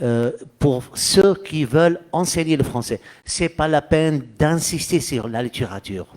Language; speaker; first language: French; non-native, fluent; Arabic